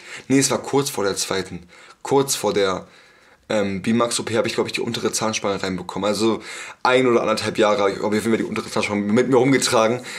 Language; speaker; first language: German; native; German